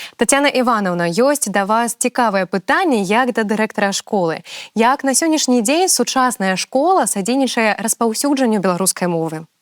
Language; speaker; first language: Belarusian; native; Belarusian